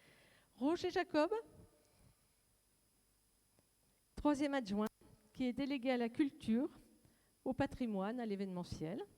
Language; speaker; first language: French; native; French